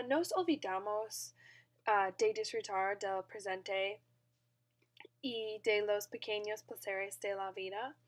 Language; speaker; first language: Spanish; non-native, learner; English